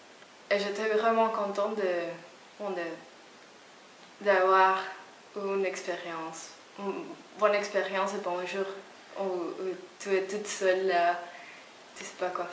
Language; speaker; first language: French; non-native, fluent; Spanish